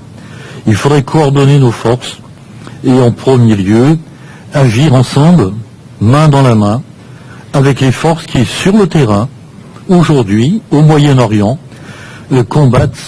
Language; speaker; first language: French; native; French